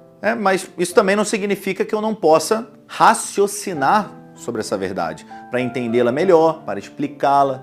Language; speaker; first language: Portuguese; native; Portuguese